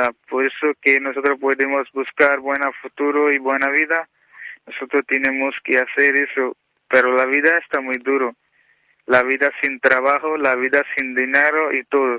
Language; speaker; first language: Spanish; non-native, learner; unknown